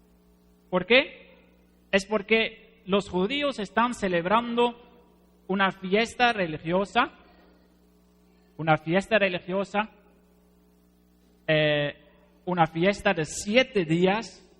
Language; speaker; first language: Spanish; non-native, fluent; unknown